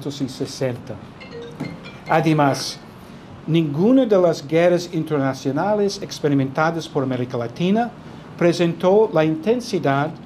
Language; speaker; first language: Spanish; non-native, fluent; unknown